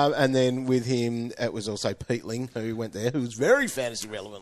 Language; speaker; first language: English; native; English